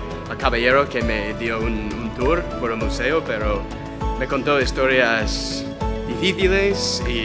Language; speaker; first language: Spanish; non-native, fluent; English